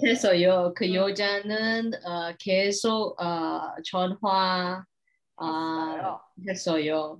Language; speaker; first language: Korean; non-native, learner; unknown